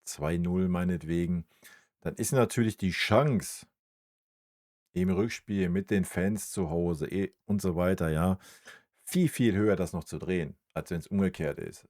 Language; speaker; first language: German; native; German